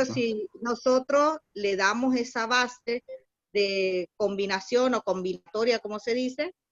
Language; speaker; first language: Spanish; native; Spanish